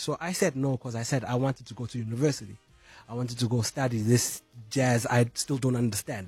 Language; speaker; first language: English; non-native, local second language; Zulu